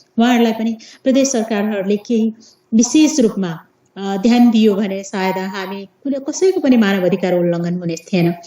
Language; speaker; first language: Nepali; non-native, local second language; Awadhi